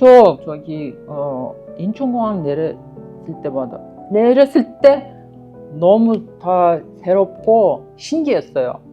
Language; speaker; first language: Korean; non-native, fluent; Kyrgyz